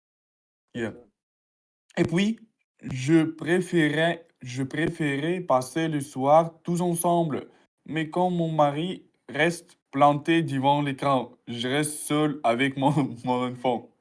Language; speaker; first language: French; non-native, learner; Russian